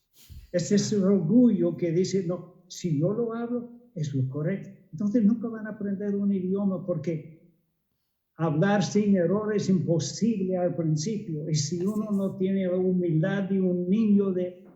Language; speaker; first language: Spanish; non-native, fluent; English